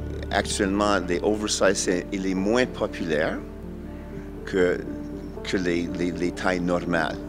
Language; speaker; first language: French; non-native, fluent; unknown